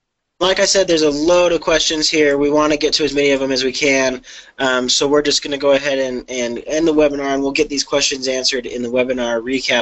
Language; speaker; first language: English; native; English